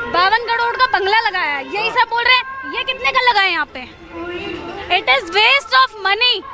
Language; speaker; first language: Hindi; native; Hindi